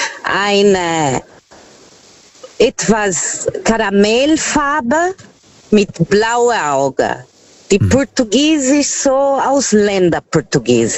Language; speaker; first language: German; non-native, learner; Portuguese